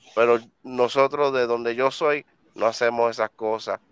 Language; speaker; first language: Spanish; native; Spanish